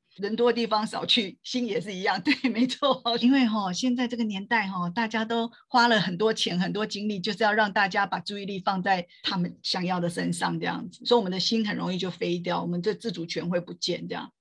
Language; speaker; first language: Chinese; native; Chinese